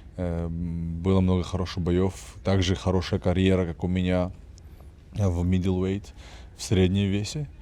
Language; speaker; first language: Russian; non-native, fluent; Georgian